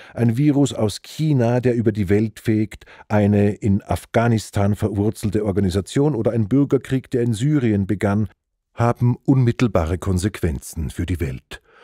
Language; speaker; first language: German; native; German